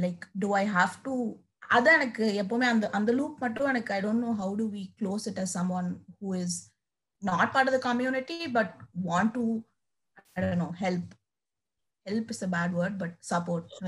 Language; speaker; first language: English; non-native, local second language; Tamil